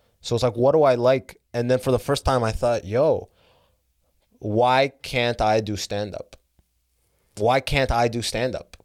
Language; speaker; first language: English; early bilingual, other home language; Arabic